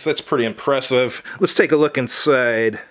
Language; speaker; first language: English; native; English